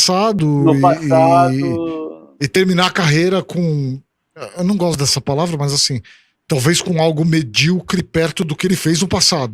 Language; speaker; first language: Portuguese; native; Portuguese